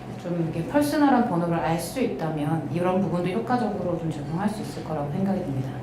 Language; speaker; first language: Korean; native; Korean